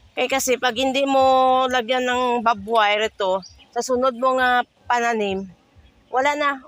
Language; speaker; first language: Filipino; non-native, local second language; Hiligaynon